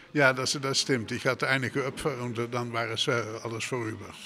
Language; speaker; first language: German; non-native, fluent; Dutch